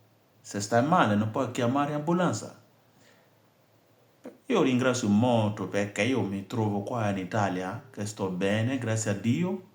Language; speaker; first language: Italian; non-native, fluent; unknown